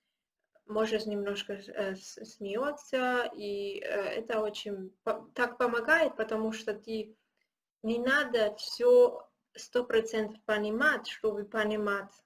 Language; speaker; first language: Russian; non-native, learner; Spanish